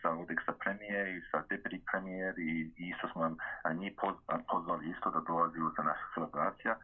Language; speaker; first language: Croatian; early bilingual, heritage; Croatian